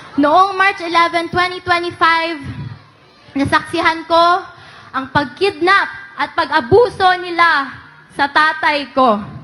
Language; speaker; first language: Filipino; non-native, local second language; Cebuano